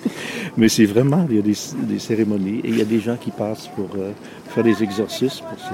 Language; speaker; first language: French; non-native, local second language; English